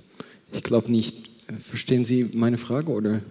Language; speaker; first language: German; non-native, fluent; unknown